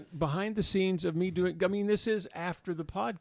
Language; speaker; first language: English; native; English